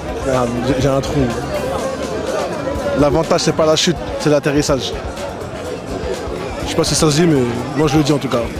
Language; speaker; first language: French; native; French